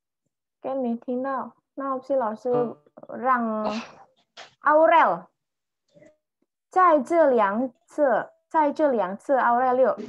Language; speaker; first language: Chinese; non-native, fluent; Indonesian